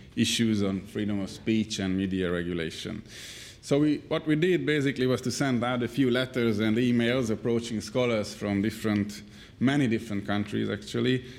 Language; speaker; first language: English; non-native, fluent; Hungarian